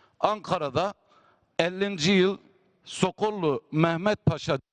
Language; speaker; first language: Turkish; native; Turkish